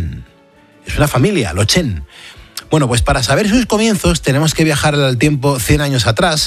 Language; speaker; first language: Spanish; native; Spanish